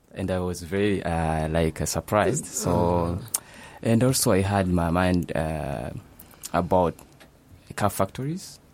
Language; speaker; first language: English; non-native, local second language; Kinyarwanda